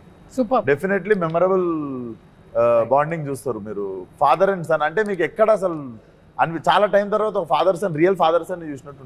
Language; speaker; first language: Telugu; native; Telugu